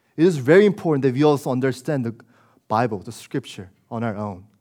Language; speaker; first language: English; early bilingual, other home language; Korean